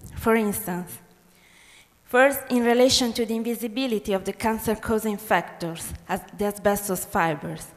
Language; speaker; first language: English; non-native, fluent; Italian